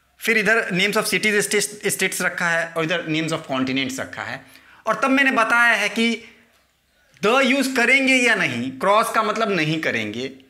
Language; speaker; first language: Hindi; native; Hindi